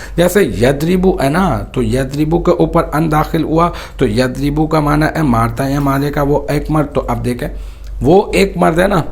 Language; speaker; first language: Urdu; native; Urdu